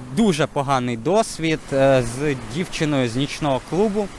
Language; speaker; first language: Ukrainian; native; Ukrainian